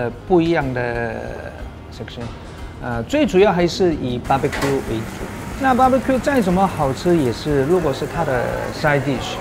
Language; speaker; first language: Chinese; non-native, fluent; Korean